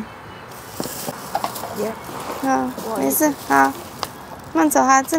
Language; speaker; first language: Chinese; non-native, fluent; Indonesian